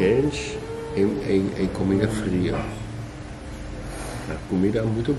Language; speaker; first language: Portuguese; non-native, learner; Dutch